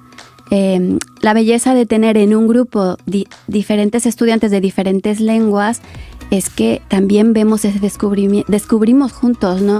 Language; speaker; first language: Spanish; native; Spanish